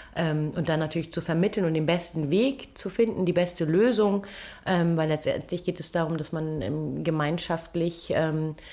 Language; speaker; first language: German; early bilingual, other home language; Turkish